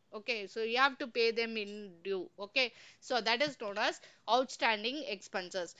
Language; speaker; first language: English; non-native, local second language; Tamil